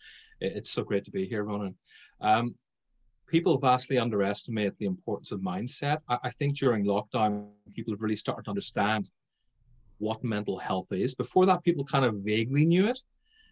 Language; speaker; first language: English; native; English